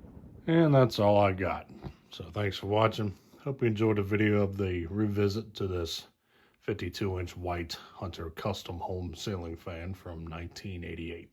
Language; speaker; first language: English; native; English